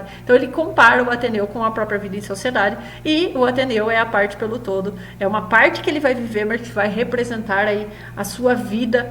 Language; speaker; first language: Portuguese; native; Portuguese